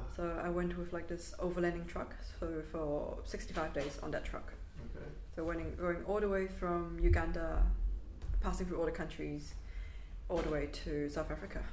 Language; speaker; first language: English; non-native, local second language; Cantonese